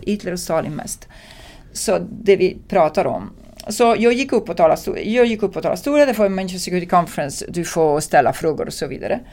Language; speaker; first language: Swedish; non-native, fluent; Italian